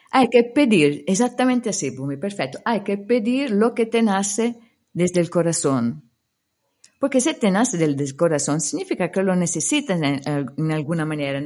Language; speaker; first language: Spanish; non-native, fluent; Italian